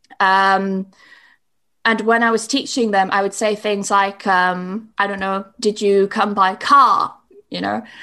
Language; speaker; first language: English; native; English